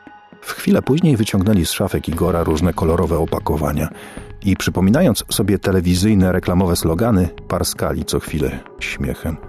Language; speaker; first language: Polish; native; Polish